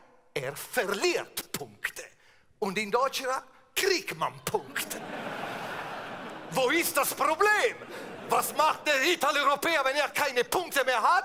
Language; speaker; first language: German; non-native, fluent; Italian